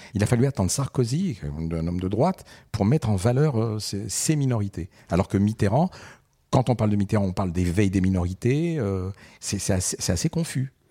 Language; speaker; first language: French; early bilingual, other home language; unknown